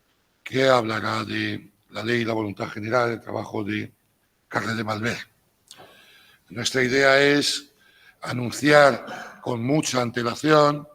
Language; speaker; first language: Spanish; native; Spanish